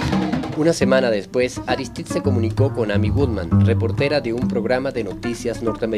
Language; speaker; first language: Spanish; native; Spanish